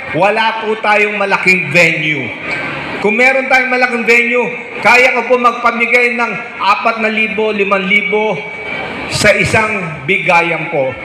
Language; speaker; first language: Filipino; native; Filipino